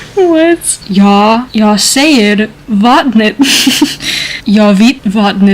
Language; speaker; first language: Swedish; non-native, learner; English